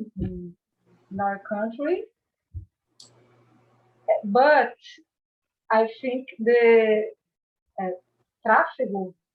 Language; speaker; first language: English; non-native, learner; Portuguese